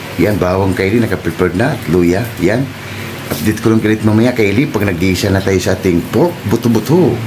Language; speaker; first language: Filipino; native; Filipino